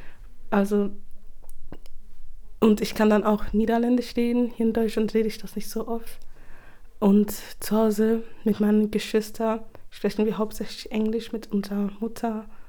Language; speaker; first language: German; early bilingual, other home language; English